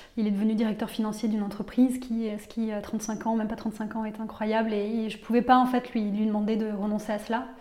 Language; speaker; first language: French; native; French